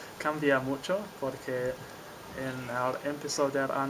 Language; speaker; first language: Spanish; non-native, learner; English